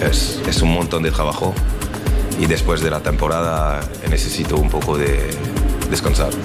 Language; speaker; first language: Spanish; non-native, learner; French